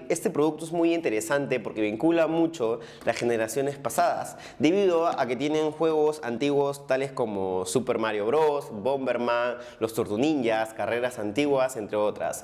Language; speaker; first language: Spanish; native; Spanish